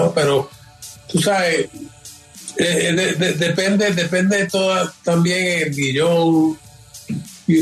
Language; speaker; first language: Spanish; early bilingual, heritage; Spanish